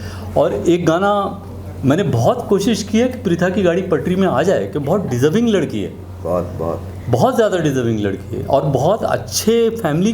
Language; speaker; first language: Hindi; native; Hindi